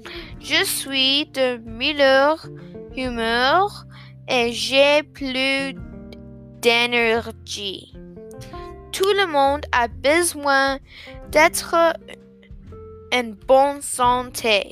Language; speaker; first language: French; non-native, learner; English